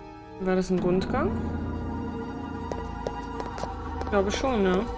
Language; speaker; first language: German; native; German